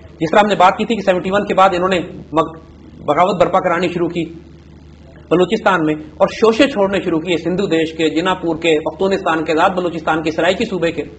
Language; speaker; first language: Urdu; native; Urdu